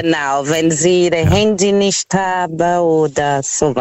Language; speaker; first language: German; non-native, learner; Portuguese